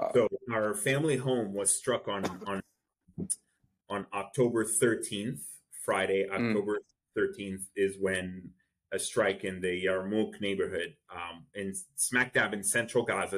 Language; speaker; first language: English; non-native, fluent; Arabic